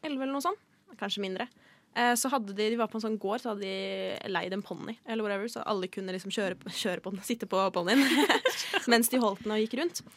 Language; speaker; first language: Norwegian; native; Norwegian